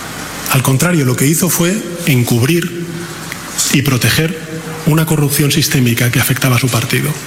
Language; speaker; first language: Spanish; native; Spanish